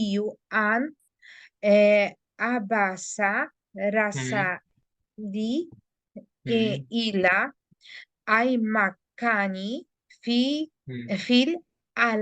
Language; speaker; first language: Arabic; non-native, learner; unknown